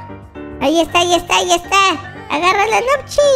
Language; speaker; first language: Spanish; native; Spanish